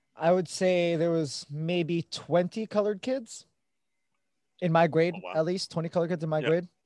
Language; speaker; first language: English; early bilingual, other home language; Filipino